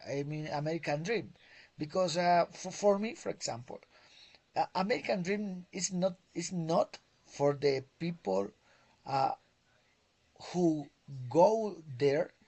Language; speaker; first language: English; non-native, learner; Spanish